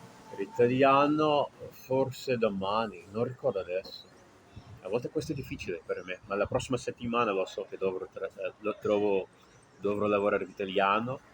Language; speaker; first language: Italian; non-native, fluent; Portuguese